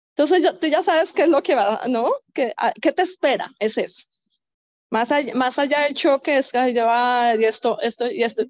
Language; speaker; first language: Spanish; native; Spanish